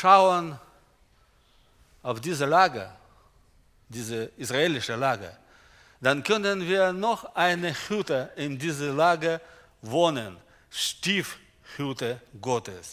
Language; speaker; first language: German; non-native, learner; Russian